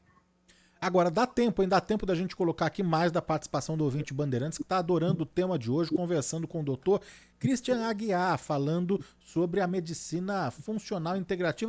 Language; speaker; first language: Portuguese; native; Portuguese